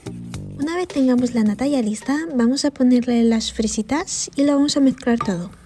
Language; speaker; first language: Spanish; native; Spanish